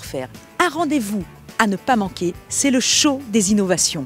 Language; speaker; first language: French; native; French